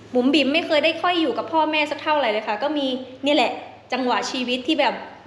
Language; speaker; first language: Thai; non-native, local second language; Khmer